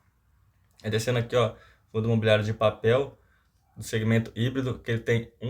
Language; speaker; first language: Portuguese; native; Portuguese